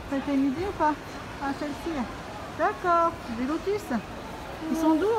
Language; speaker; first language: French; native; French